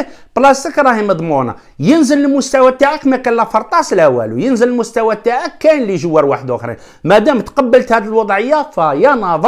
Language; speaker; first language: Arabic; native; Arabic